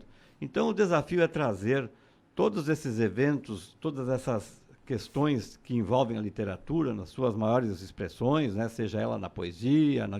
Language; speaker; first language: Portuguese; native; Portuguese